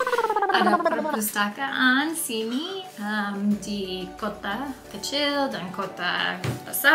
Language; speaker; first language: Indonesian; non-native, learner; English